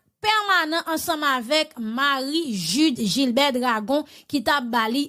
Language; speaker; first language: Haitian Creole; native; Haitian Creole